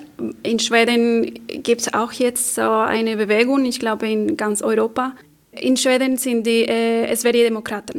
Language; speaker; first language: German; non-native, fluent; Spanish